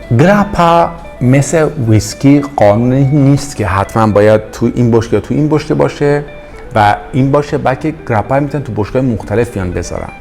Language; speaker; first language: Persian; native; Persian